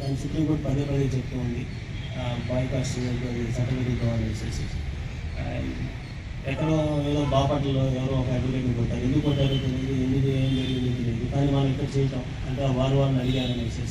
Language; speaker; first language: Telugu; native; Telugu